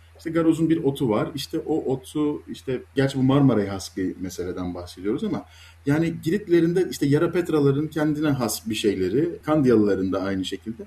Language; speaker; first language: Turkish; native; Turkish